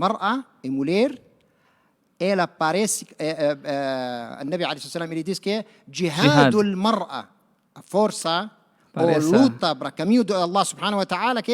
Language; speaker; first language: Portuguese; non-native, learner; Arabic